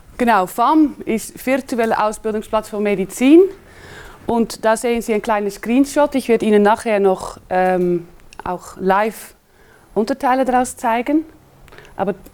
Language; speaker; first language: German; non-native, fluent; Dutch